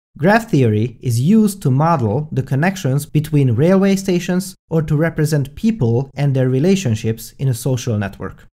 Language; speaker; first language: English; non-native, fluent; Hungarian